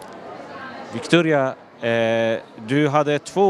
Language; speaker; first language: Swedish; non-native, local second language; Turoyo